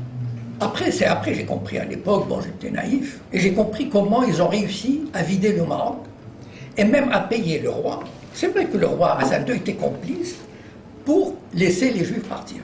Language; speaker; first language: French; native; French